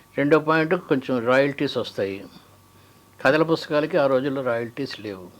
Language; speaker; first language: Telugu; native; Telugu